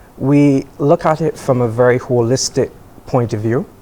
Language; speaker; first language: English; native; English